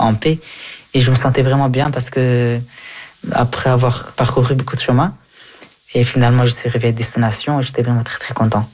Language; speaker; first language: French; early bilingual, other home language; Hazaragi